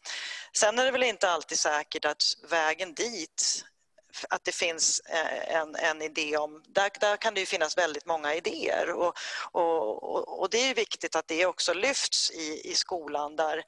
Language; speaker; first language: Swedish; native; Swedish